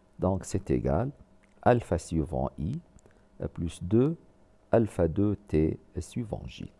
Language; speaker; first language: French; non-native, local second language; Arabic